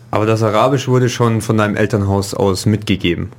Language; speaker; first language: German; native; German